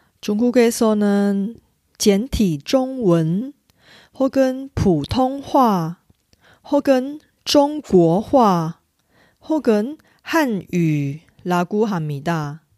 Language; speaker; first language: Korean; non-native, fluent; Chinese